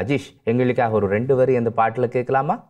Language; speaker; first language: Tamil; native; Tamil